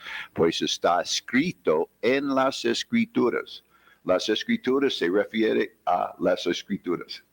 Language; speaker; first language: Spanish; non-native, fluent; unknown